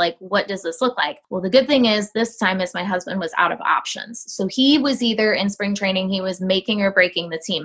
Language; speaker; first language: English; native; English